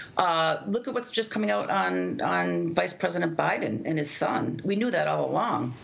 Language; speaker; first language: English; native; English